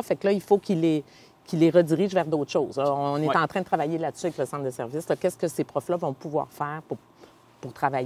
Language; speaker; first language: French; native; French